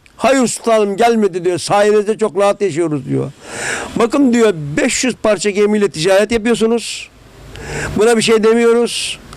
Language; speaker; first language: Turkish; native; Turkish